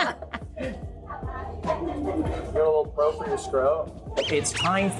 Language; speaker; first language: English; native; English